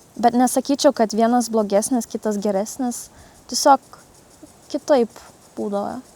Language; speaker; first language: Lithuanian; early bilingual, heritage; Lithuanian